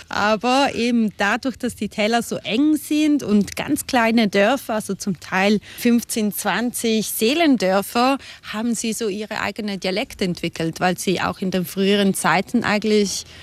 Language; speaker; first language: German; native; German